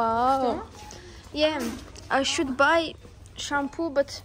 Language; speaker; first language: English; non-native, learner; Azerbaijani